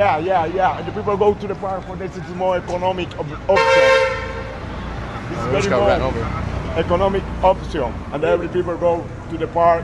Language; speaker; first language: English; non-native, learner; Spanish